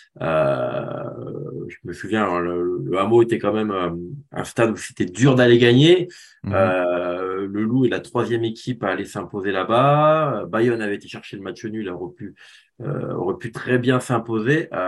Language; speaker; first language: French; native; French